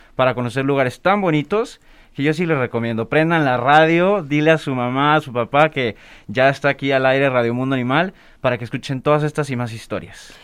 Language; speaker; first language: Spanish; native; Spanish